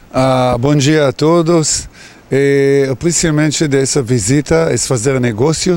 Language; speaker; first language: Portuguese; non-native, learner; Hebrew